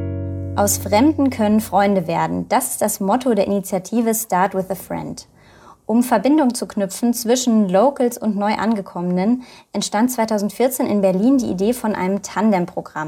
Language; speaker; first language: German; native; German